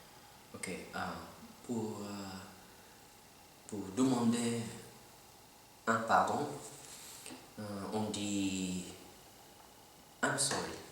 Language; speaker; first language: French; non-native, learner; Filipino